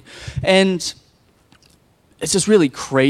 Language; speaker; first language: English; native; English